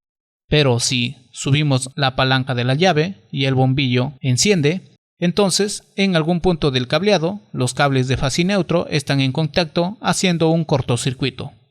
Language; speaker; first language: Spanish; native; Spanish